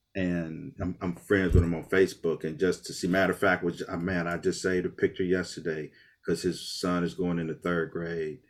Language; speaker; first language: English; native; English